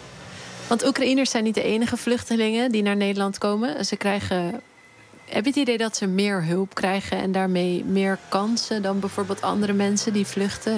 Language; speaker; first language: Dutch; native; Dutch